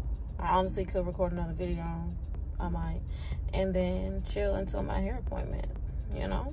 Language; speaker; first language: English; native; English